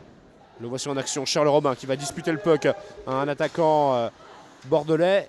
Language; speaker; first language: French; native; French